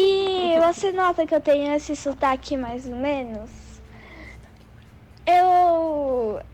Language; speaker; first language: Portuguese; early bilingual, other home language; Spanish